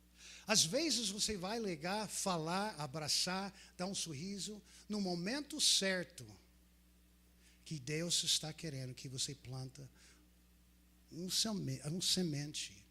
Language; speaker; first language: Portuguese; non-native, fluent; English